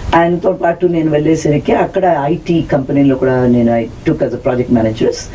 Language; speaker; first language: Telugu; non-native, local second language; Tamil